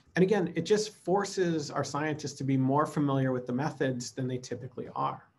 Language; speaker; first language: English; native; English